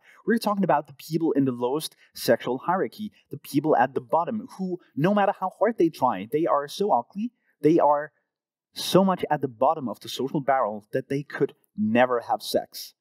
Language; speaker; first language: English; non-native, fluent; Danish